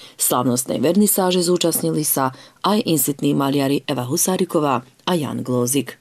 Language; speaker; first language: Slovak; early bilingual, heritage; Slovak